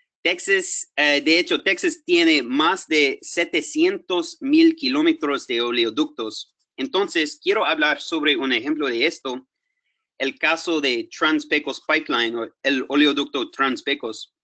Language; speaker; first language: Spanish; non-native, fluent; English